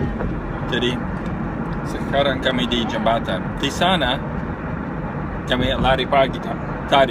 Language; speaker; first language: Indonesian; non-native, fluent; English